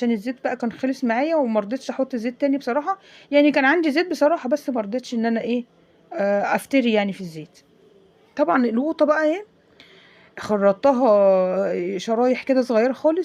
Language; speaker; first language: Arabic; native; Arabic